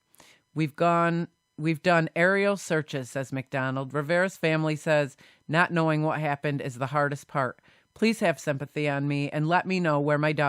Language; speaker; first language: English; native; English